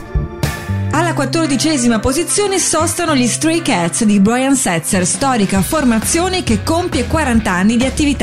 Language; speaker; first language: Italian; native; Italian